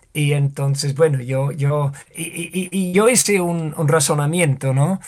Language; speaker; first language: Spanish; non-native, fluent; English